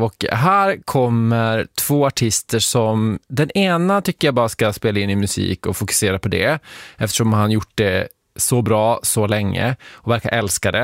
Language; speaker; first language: Swedish; native; Swedish